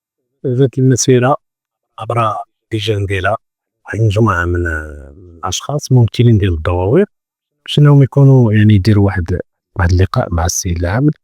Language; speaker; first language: Arabic; native; Arabic